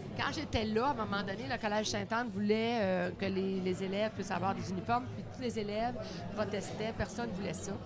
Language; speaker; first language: French; native; French